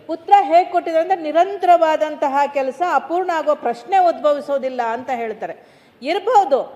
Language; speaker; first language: Kannada; native; Kannada